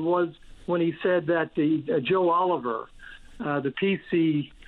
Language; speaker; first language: English; native; English